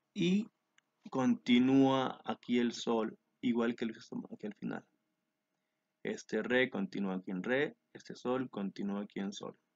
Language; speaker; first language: Spanish; native; Spanish